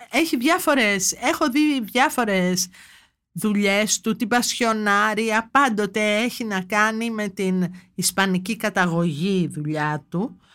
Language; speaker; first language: Greek; native; Greek